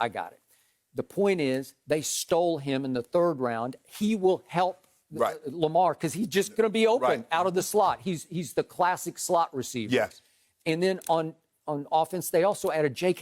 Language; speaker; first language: English; native; English